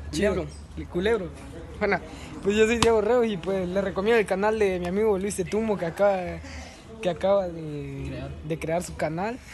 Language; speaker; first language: Spanish; native; Spanish